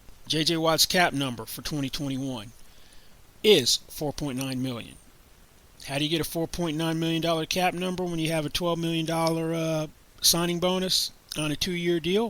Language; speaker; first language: English; native; English